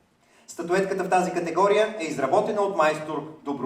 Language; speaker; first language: Bulgarian; native; Bulgarian